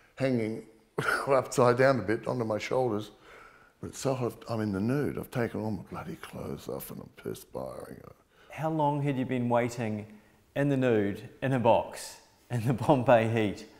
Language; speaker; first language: English; native; English